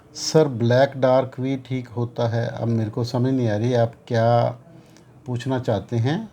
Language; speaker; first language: Hindi; non-native, local second language; Punjabi